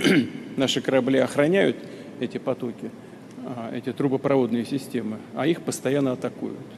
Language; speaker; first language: Russian; native; Russian